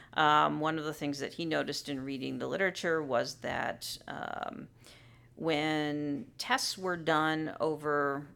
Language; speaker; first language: English; native; English